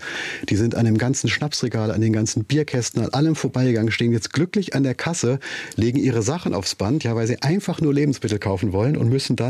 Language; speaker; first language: German; native; German